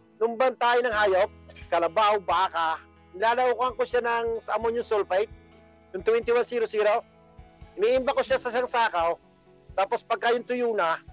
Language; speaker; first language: Filipino; native; Filipino